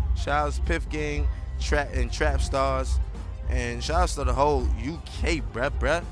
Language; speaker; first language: English; native; English